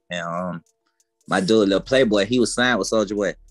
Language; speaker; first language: English; native; English